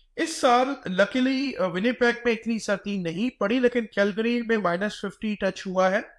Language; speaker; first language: Urdu; native; Urdu